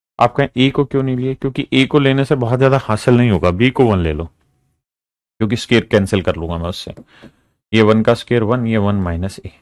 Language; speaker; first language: Hindi; native; Hindi